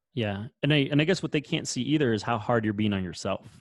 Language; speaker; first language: English; native; English